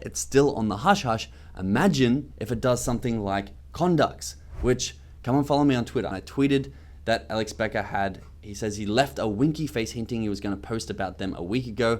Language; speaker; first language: English; native; English